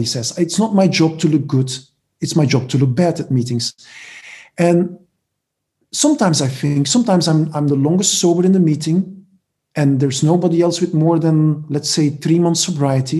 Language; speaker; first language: English; non-native, fluent; Dutch